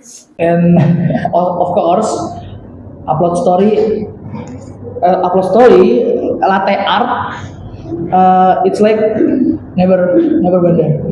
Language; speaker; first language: English; non-native, learner; Indonesian